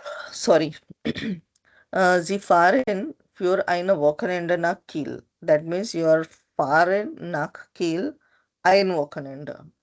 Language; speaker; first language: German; non-native, learner; Hindi